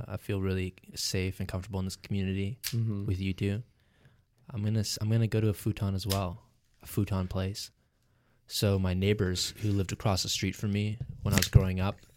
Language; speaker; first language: English; native; English